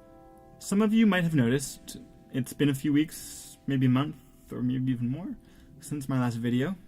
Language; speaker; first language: English; native; English